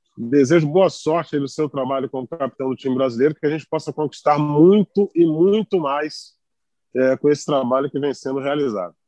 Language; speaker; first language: Portuguese; native; Portuguese